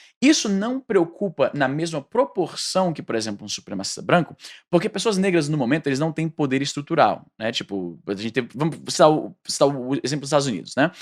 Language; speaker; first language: Portuguese; native; Portuguese